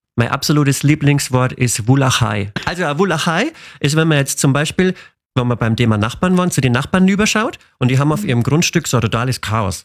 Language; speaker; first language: German; native; German